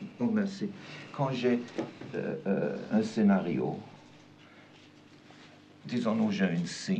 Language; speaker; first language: French; non-native, fluent; German